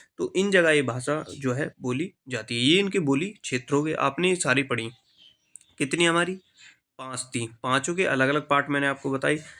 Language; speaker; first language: Hindi; native; Hindi